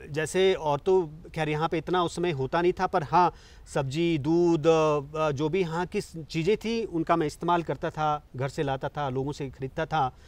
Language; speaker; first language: Hindi; native; Hindi